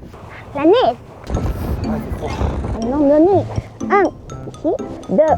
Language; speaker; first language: French; non-native, learner; Thai